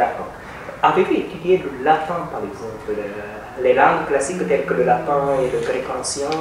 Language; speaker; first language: French; non-native, fluent; Japanese